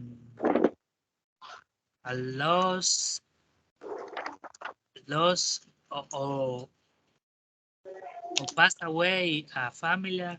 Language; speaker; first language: English; non-native, learner; Spanish